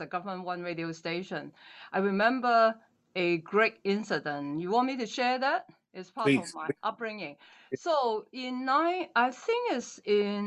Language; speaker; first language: English; non-native, local second language; Cantonese